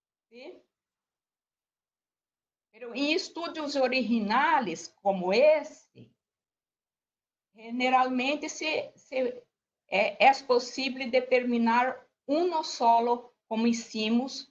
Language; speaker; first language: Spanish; non-native, learner; Portuguese